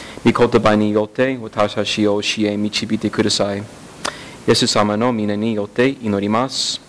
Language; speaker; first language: Japanese; non-native, learner; English